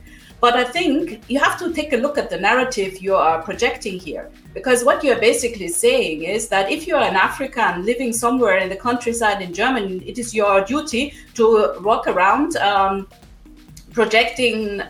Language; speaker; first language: English; non-native, local second language; German